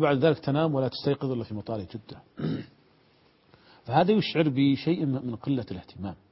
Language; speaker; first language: Arabic; native; Arabic